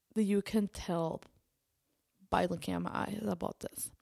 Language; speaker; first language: English; non-native, fluent; Spanish